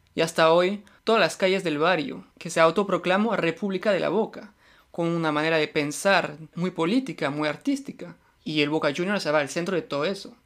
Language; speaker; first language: Spanish; non-native, fluent; French